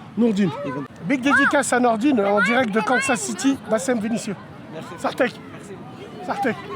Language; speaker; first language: French; early bilingual, other home language; Arabic